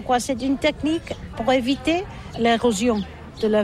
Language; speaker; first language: French; non-native, learner; Catalan